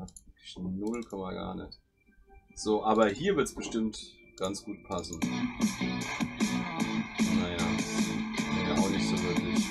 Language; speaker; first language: German; native; German